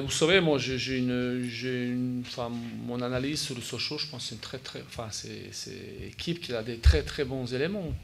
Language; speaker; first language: French; native; French